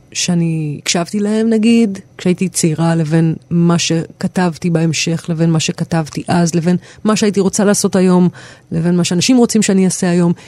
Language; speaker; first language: Hebrew; native; Hebrew